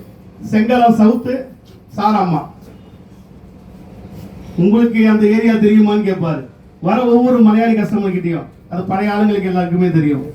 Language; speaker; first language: Tamil; native; Tamil